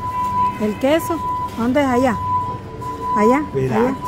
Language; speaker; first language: Spanish; native; Spanish